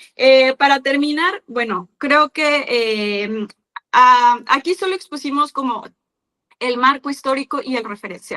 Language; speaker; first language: Spanish; native; Spanish